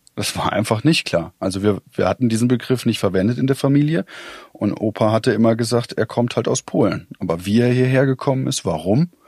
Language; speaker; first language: German; native; German